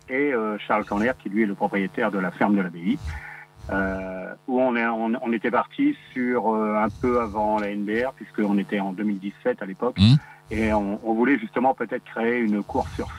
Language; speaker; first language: French; native; French